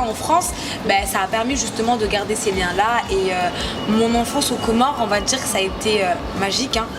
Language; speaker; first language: French; non-native, local second language; Ngazidja Comorian